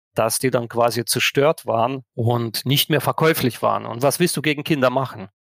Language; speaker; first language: German; non-native, fluent; Russian